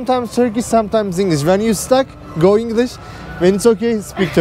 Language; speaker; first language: English; non-native, learner; Turkish